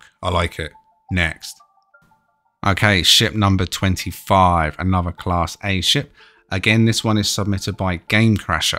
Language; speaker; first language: English; native; English